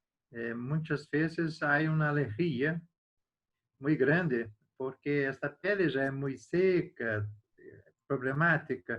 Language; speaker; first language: Spanish; non-native, learner; Portuguese